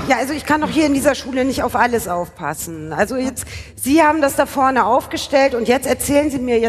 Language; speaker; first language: German; native; German